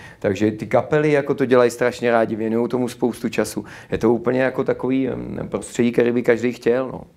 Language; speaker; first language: Czech; native; Czech